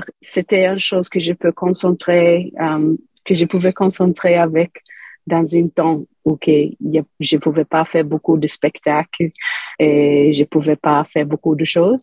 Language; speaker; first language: French; non-native, fluent; English